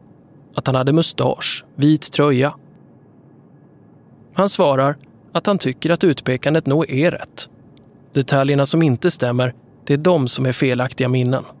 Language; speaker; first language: Swedish; native; Swedish